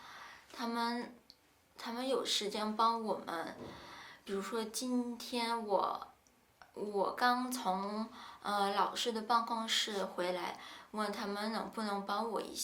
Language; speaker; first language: Chinese; non-native, fluent; French